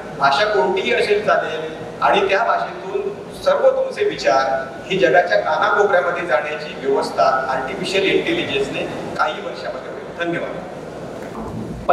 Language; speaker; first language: Marathi; native; Marathi